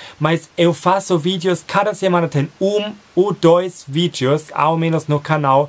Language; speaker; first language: Portuguese; non-native, fluent; German